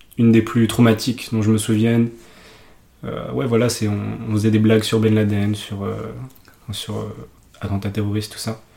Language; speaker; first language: French; early bilingual, other home language; Urdu